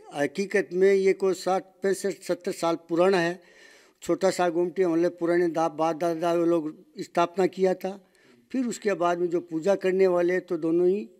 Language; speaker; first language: Hindi; native; Hindi